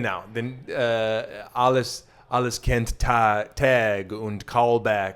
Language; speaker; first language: German; non-native, learner; English